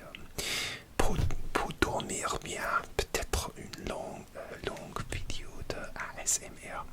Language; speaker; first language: French; non-native, learner; English